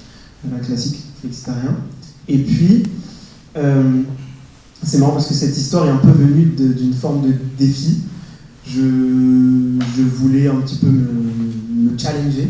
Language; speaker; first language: French; native; French